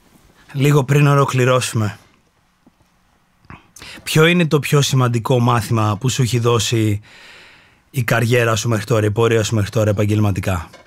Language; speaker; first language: Greek; native; Greek